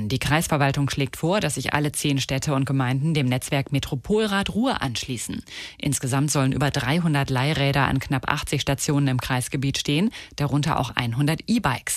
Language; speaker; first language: German; native; German